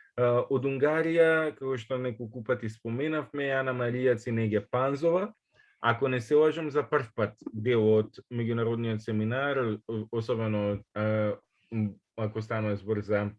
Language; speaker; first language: Macedonian; native; Macedonian